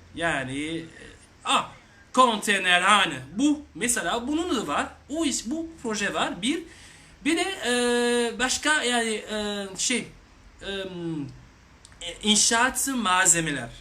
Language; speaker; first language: Turkish; non-native, learner; French